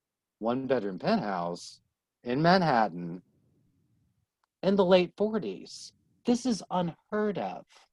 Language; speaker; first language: English; native; English